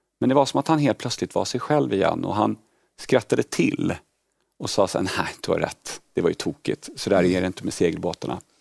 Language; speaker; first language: Swedish; early bilingual, other home language; Polish